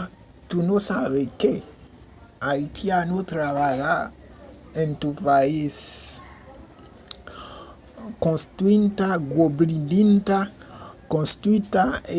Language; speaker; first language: Spanish; non-native, learner; Haitian Creole